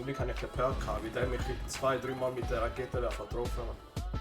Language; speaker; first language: German; native; German